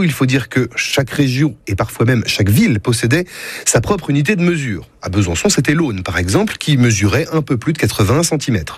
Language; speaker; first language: French; native; French